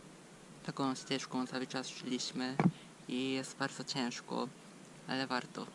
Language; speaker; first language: Polish; non-native, fluent; Japanese